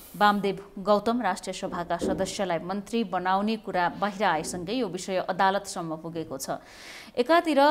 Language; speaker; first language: Nepali; native; Nepali